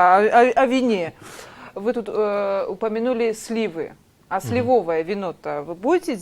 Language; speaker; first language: Russian; non-native, local second language; Ossetic